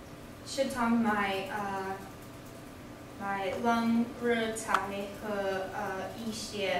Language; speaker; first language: Chinese; non-native, learner; English